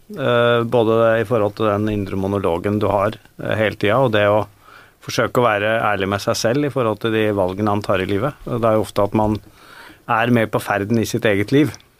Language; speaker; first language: Norwegian; native; Norwegian